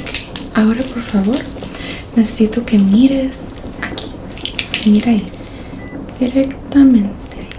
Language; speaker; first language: Spanish; early bilingual, heritage; Spanish